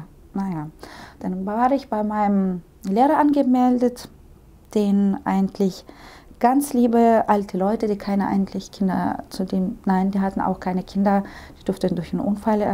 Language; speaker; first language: German; early bilingual, heritage; Russian